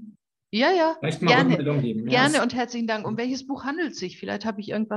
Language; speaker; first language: German; native; German